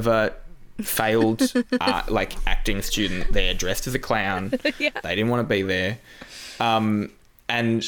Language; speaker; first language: English; native; English